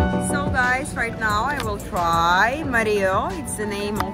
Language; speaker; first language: English; non-native, learner; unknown